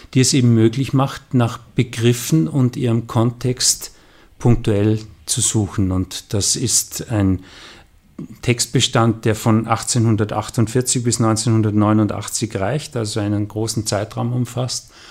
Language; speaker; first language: German; native; German